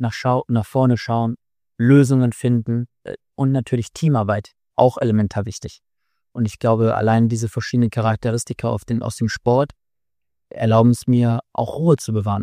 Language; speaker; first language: German; native; German